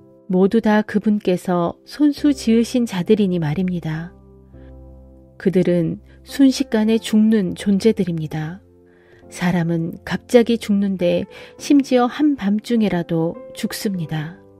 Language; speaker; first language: Korean; native; Korean